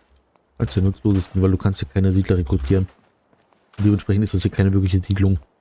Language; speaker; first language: German; native; German